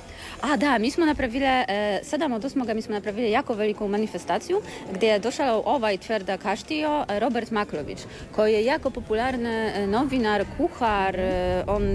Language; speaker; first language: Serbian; non-native, learner; Polish